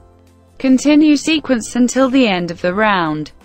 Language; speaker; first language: English; non-native, learner; Spanish